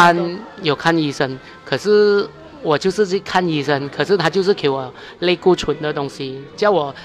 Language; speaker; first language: Chinese; native; Chinese